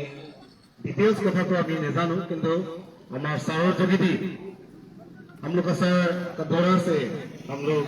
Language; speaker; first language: Hindi; non-native, local second language; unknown